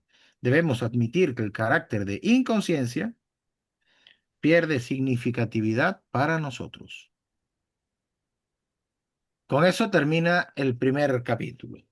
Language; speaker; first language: Spanish; native; Spanish